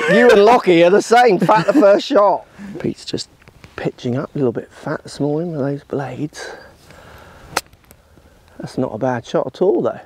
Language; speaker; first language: English; native; English